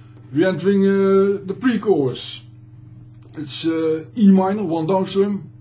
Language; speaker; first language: English; non-native, fluent; Dutch